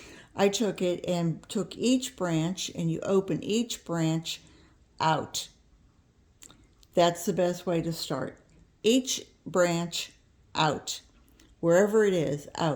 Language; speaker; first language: English; native; English